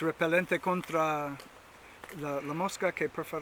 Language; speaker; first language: Spanish; non-native, learner; English